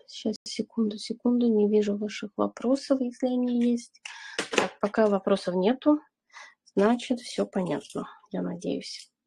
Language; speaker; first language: Russian; native; Russian